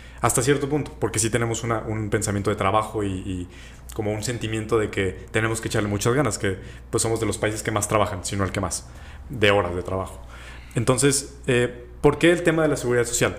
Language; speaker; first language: Spanish; native; Spanish